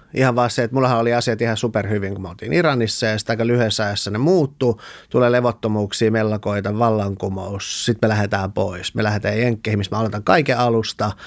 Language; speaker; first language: Finnish; early bilingual, other home language; Persian